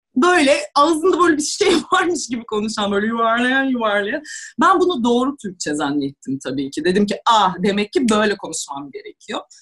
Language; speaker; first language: Turkish; non-native, fluent; Russian